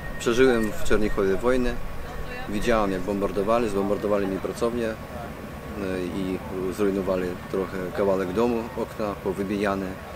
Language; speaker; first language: Polish; non-native, fluent; Ukrainian